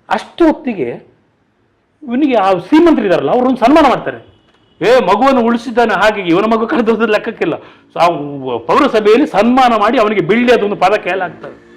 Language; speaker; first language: Kannada; non-native, local second language; Tulu